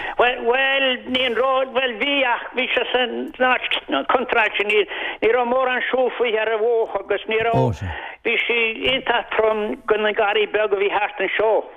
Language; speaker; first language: Irish; native; Irish